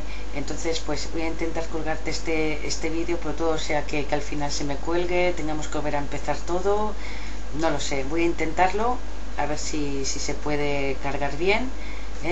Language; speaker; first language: Spanish; native; Spanish